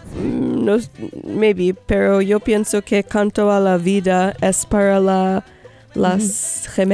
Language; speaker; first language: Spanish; early bilingual, heritage; Spanish